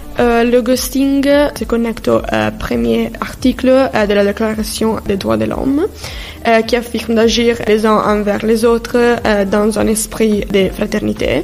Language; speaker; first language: French; non-native, fluent; Italian